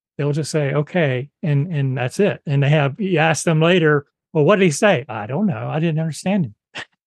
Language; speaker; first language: English; native; English